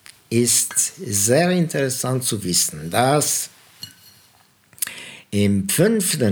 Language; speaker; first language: German; non-native, fluent; Persian